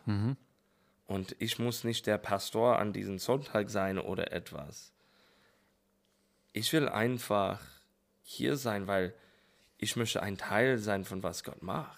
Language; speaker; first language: German; non-native, learner; English